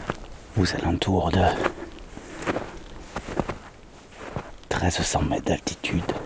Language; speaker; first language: French; native; French